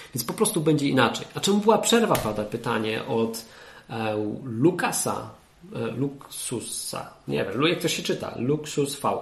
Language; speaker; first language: Polish; native; Polish